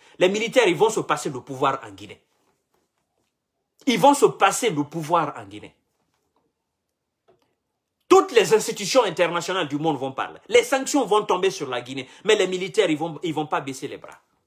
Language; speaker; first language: French; non-native, local second language; Mandingo